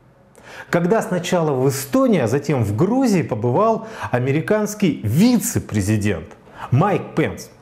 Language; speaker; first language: Russian; native; Russian